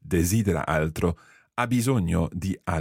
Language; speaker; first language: Italian; non-native, fluent; English